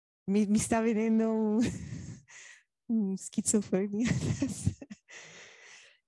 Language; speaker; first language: Italian; non-native, fluent; French